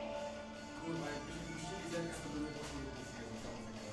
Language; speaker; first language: Polish; native; Polish